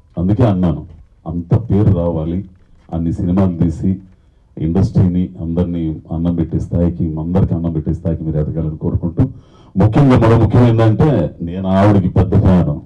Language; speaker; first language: Telugu; native; Telugu